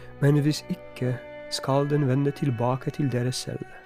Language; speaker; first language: Norwegian; non-native, fluent; Polish